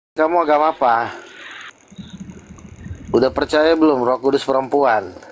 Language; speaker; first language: Malay; native; Malay